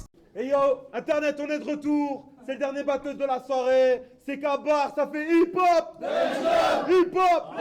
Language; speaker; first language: French; native; French